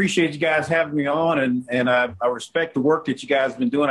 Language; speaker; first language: English; native; English